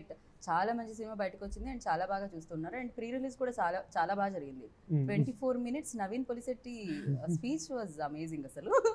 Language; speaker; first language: Telugu; native; Telugu